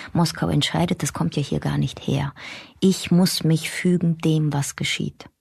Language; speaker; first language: German; early bilingual, other home language; Russian